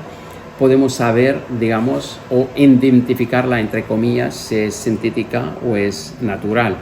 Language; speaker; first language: Spanish; non-native, fluent; Arabic